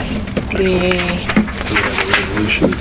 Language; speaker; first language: English; native; English